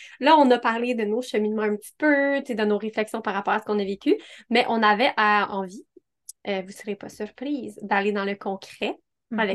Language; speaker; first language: French; native; French